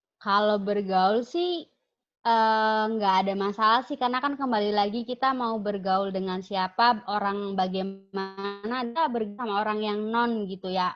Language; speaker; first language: Indonesian; native; Indonesian